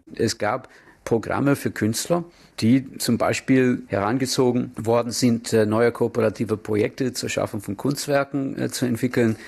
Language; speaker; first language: German; non-native, fluent; English